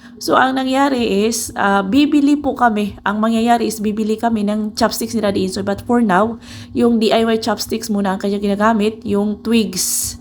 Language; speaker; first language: Filipino; non-native, local second language; Cebuano